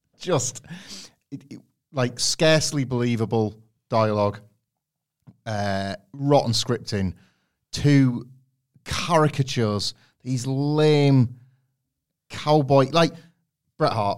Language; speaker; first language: English; native; English